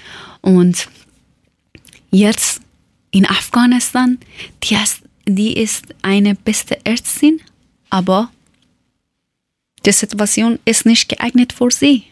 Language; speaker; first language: German; non-native, learner; Persian